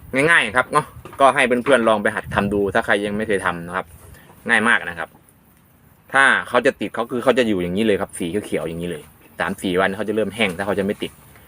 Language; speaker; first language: Thai; non-native, local second language; Northeastern Thai